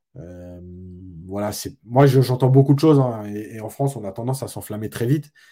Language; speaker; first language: French; native; French